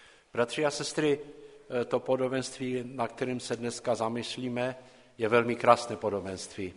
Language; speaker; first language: Czech; non-native, local second language; Polish